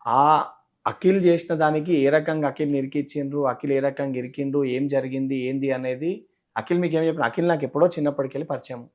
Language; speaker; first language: Telugu; native; Telugu